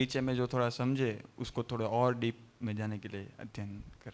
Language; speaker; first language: Hindi; non-native, local second language; Gujarati